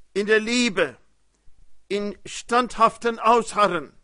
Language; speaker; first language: German; early bilingual, heritage; German